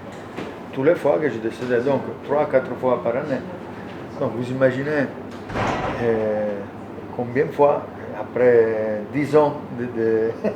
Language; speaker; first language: French; non-native, learner; Italian